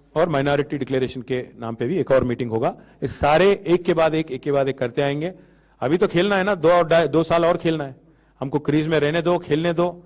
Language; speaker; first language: Hindi; non-native, local second language; Telugu